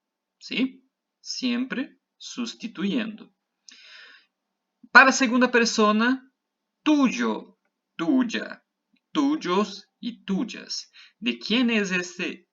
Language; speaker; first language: Spanish; non-native, fluent; Portuguese